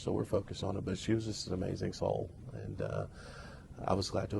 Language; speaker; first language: English; native; English